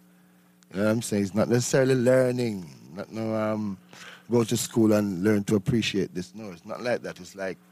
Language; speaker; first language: English; non-native, local second language; Jamaican Creole English